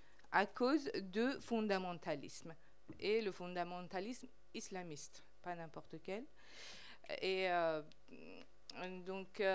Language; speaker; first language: French; non-native, fluent; Persian